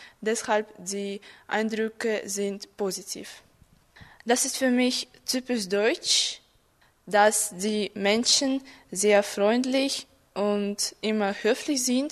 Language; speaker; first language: German; non-native, fluent; Russian